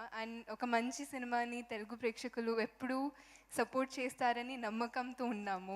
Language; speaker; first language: Telugu; non-native, fluent; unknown